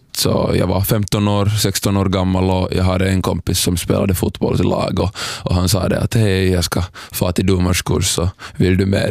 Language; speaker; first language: Swedish; non-native, local second language; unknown